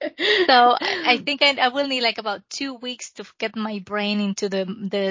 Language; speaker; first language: English; non-native, fluent; Spanish